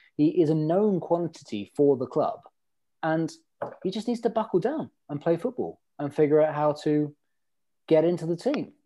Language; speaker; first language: English; early bilingual, other home language; Norwegian